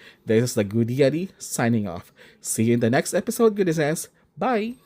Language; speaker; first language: English; non-native, local second language; Filipino